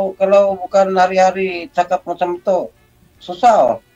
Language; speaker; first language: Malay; non-native, learner; Filipino